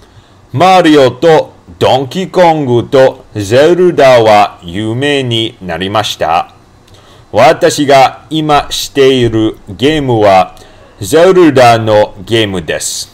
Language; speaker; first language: Japanese; non-native, learner; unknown